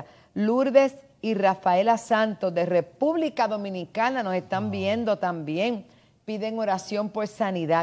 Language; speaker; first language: Spanish; native; Spanish